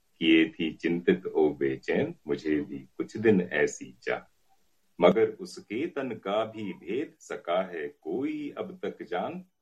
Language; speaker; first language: Hindi; native; Hindi